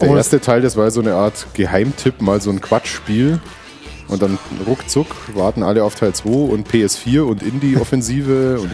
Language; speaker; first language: German; native; German